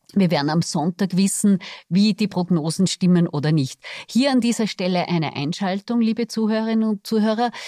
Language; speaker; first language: German; native; German